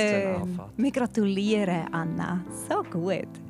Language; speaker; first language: German; native; German